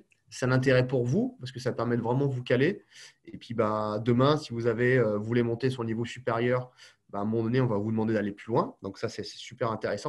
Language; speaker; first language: French; native; French